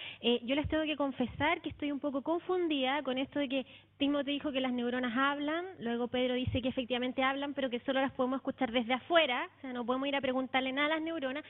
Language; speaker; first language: Spanish; native; Spanish